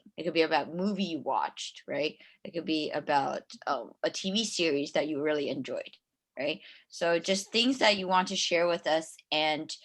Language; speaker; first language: English; non-native, fluent; Chinese